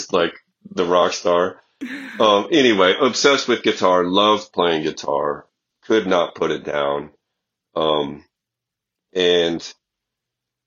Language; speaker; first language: English; native; English